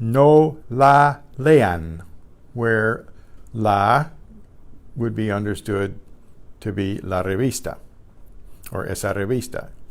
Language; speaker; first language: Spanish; non-native, fluent; English